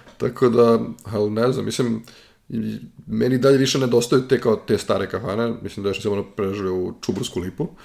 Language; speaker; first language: Serbian; native; Serbian